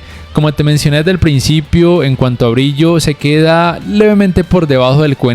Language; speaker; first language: Spanish; native; Spanish